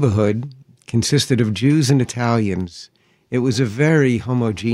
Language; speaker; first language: English; native; English